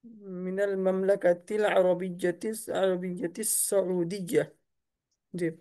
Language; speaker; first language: Arabic; non-native, learner; Urdu